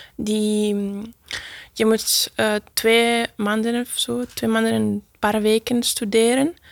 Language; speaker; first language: Dutch; non-native, learner; Italian